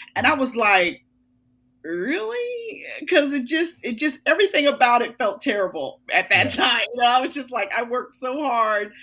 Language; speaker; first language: English; native; English